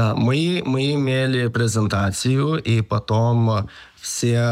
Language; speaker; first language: Russian; non-native, learner; Lithuanian